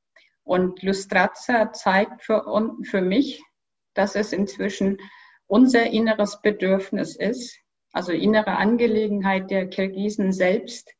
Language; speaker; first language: German; non-native, fluent; Kyrgyz